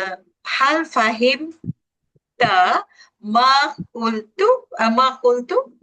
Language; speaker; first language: Arabic; non-native, learner; Malay